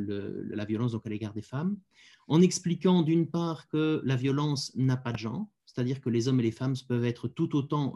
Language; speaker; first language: French; native; French